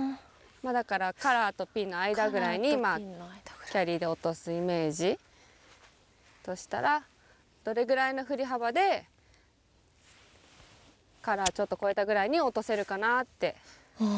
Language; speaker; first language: Japanese; native; Japanese